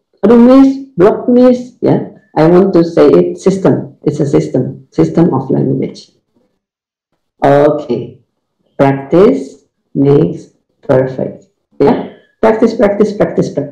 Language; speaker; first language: English; non-native, fluent; Indonesian